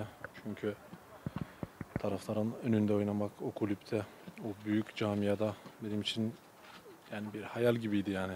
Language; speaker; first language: Turkish; early bilingual, other home language; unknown